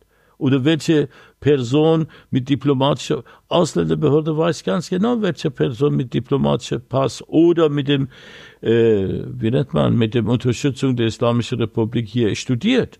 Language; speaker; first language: German; non-native, learner; Persian